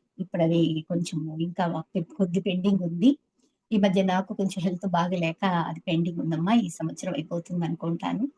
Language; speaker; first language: Telugu; native; Telugu